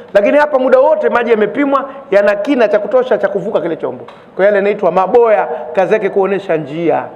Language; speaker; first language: Swahili; native; Swahili